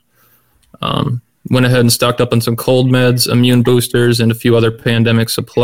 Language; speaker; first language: English; native; English